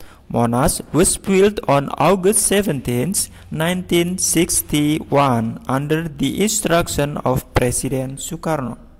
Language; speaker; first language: English; non-native, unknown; Indonesian